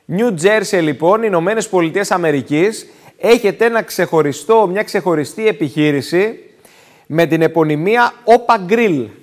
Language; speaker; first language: Greek; native; Greek